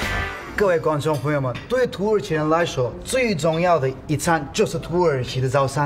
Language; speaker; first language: Chinese; non-native, fluent; Turkish